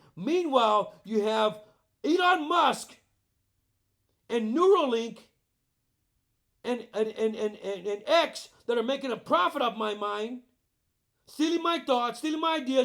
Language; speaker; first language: English; native; English